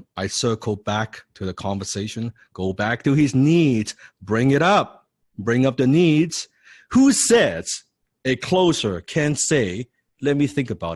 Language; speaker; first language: English; non-native, fluent; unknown